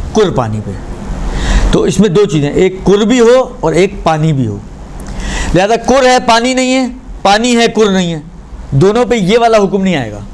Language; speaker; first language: Urdu; non-native, local second language; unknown